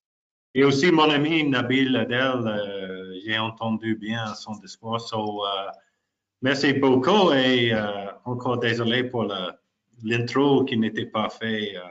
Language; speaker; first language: French; non-native, learner; English